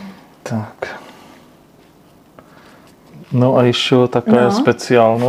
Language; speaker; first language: Russian; non-native, learner; Czech